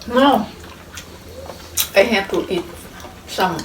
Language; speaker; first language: English; non-native, learner; Thai